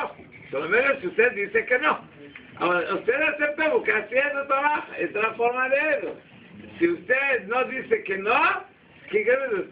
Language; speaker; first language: Spanish; non-native, learner; Hebrew